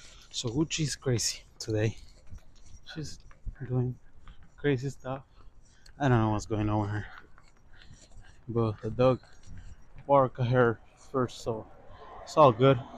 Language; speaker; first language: English; non-native, fluent; Spanish